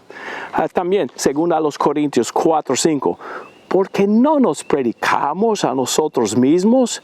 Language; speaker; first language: Spanish; non-native, fluent; English